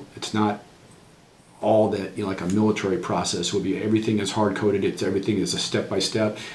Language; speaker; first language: English; native; English